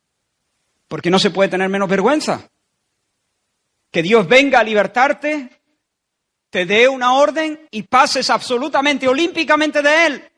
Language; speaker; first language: Spanish; native; Spanish